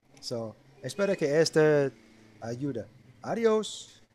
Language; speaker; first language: Spanish; non-native, learner; English